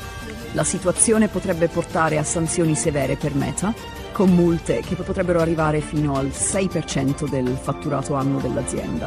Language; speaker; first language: Italian; native; Italian